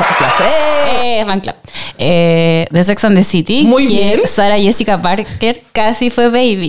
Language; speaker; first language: Spanish; native; Spanish